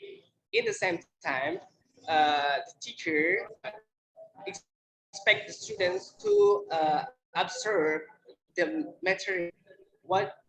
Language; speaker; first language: English; non-native, learner; Indonesian